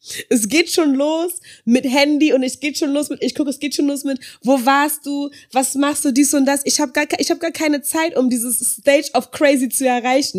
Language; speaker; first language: German; native; German